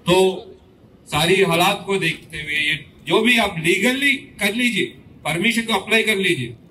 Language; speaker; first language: Hindi; non-native, local second language; Telugu